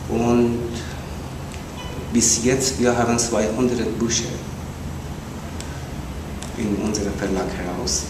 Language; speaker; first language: German; non-native, learner; Persian